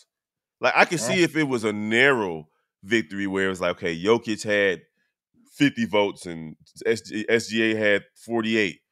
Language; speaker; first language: English; native; English